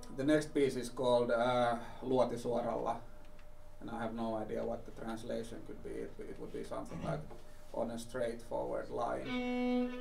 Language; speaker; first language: English; non-native, fluent; Finnish